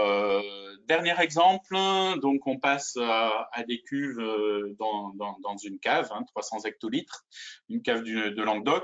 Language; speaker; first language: French; native; French